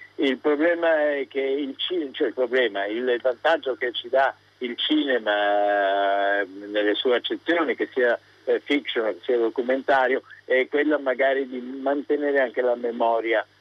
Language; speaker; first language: Italian; native; Italian